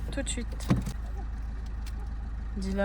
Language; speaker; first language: French; native; French